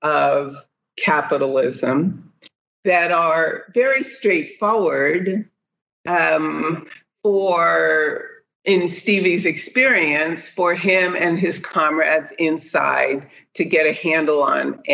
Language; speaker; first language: English; native; English